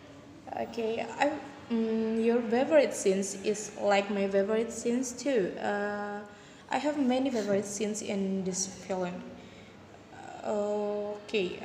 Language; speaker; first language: English; non-native, learner; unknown